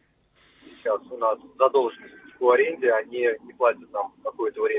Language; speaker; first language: Russian; native; Russian